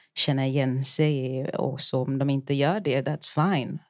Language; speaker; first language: Swedish; early bilingual, other home language; Yoruba